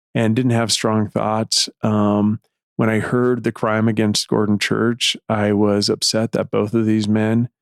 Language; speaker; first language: English; native; English